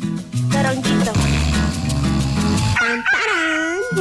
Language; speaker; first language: Spanish; native; Spanish